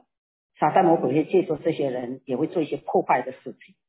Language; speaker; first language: Chinese; native; Chinese